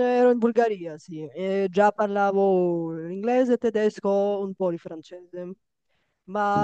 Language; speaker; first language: Italian; non-native, fluent; Bulgarian